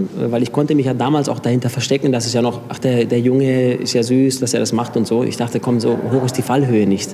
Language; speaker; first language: German; early bilingual, other home language; Italian